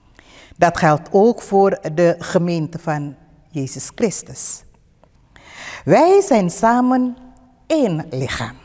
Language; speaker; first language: Dutch; non-native, fluent; Indonesian